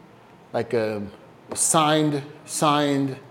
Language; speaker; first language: English; native; English